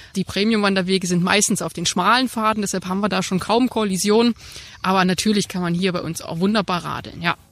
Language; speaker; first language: German; native; German